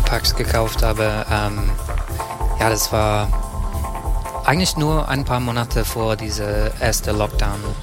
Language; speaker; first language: German; non-native, learner; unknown